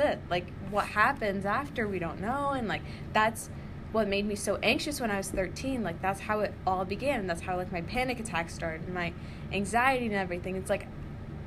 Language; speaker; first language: English; native; English